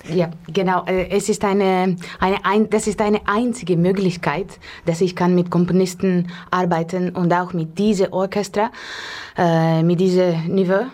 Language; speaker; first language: German; non-native, learner; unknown